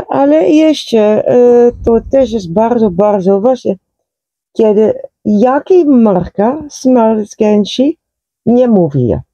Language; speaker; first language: Polish; non-native, learner; Dutch